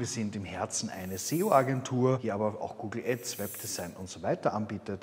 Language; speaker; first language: German; native; German